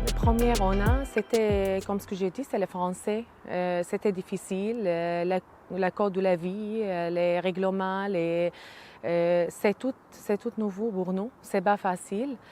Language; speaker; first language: French; non-native, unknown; Arabic